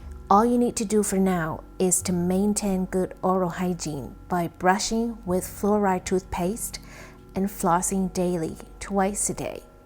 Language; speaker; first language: English; non-native, fluent; Thai